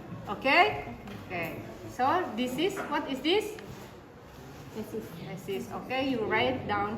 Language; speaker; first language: English; non-native, fluent; Indonesian